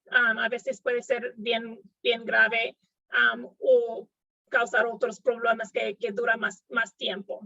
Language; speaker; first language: Spanish; non-native, fluent; English